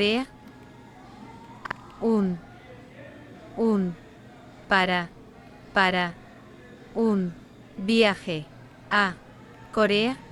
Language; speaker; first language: Spanish; non-native, learner; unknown